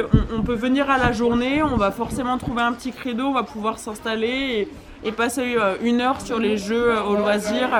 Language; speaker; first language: French; native; French